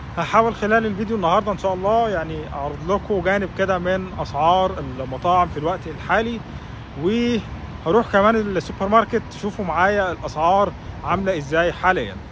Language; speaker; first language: Arabic; native; Arabic